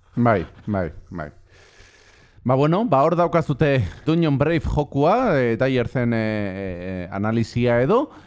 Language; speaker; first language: Basque; native; Basque